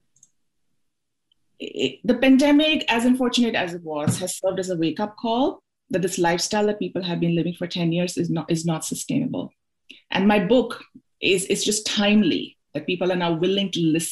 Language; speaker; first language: English; non-native, local second language; Hindi